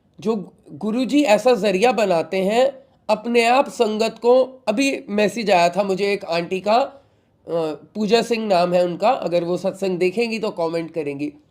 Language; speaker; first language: Hindi; native; Hindi